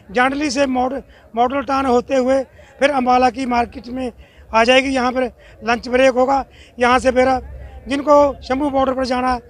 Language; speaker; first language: Hindi; native; Hindi